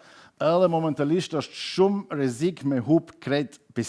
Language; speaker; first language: Albanian; non-native, learner; German